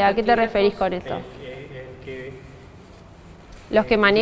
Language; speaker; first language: Spanish; native; Spanish